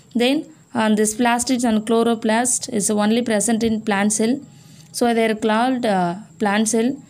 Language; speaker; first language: English; non-native, local second language; Tamil